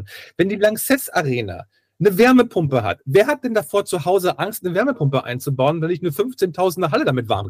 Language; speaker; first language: German; native; German